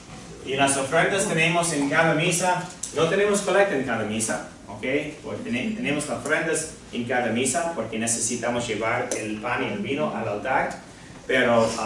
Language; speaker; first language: Spanish; non-native, fluent; English